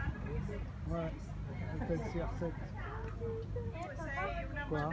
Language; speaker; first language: French; native; French